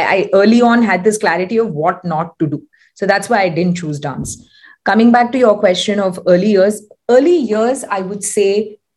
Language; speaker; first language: English; non-native, local second language; Tamil